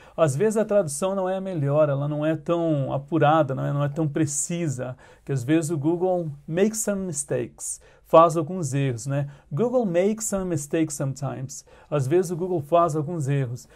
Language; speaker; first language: Portuguese; native; Portuguese